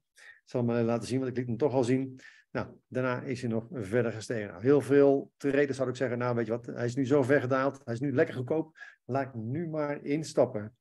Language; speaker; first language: Dutch; native; Dutch